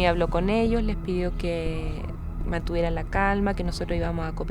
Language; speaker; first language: Spanish; native; Spanish